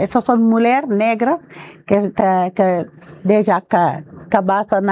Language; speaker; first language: Portuguese; non-native, learner; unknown